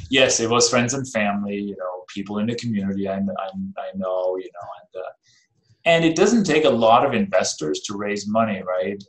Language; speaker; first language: English; non-native, fluent; Danish